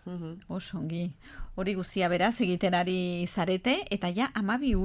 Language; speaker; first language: Basque; native; Basque